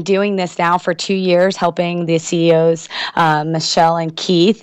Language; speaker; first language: English; native; English